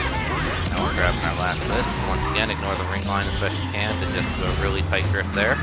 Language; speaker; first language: English; native; English